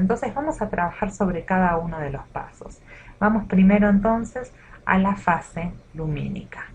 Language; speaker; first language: Spanish; native; Spanish